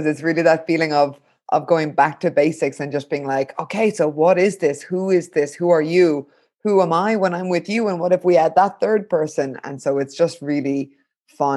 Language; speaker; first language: English; native; English